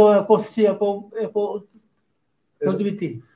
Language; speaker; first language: Czech; non-native, learner; Korean